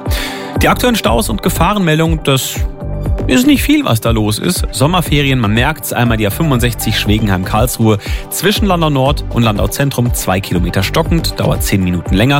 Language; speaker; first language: German; native; German